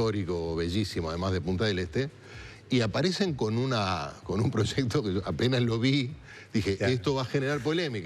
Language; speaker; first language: Spanish; native; Spanish